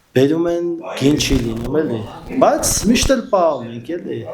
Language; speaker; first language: Armenian; non-native, local second language; Kurdish